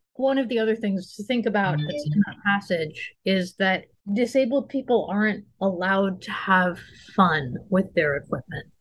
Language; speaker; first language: English; native; English